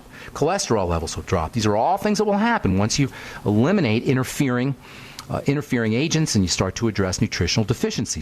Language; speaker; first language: English; native; English